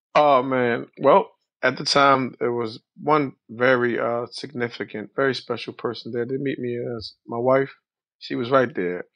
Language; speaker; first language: English; native; English